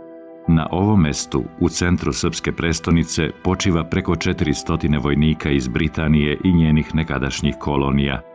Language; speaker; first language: Bosnian; native; Bosnian